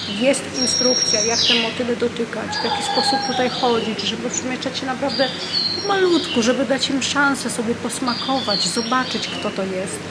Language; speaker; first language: Polish; native; Polish